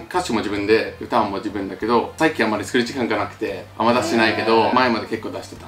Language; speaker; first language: Japanese; non-native, fluent; English